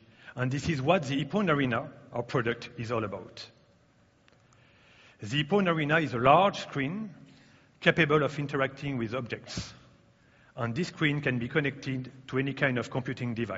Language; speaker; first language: English; non-native, fluent; French